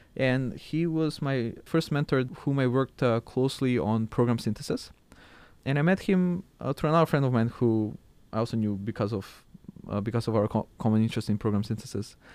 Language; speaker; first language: English; non-native, fluent; Macedonian